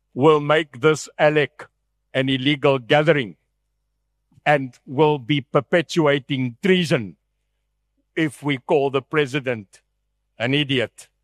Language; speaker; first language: English; non-native, local second language; Afrikaans